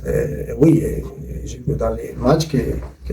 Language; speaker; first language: French; non-native, learner; Spanish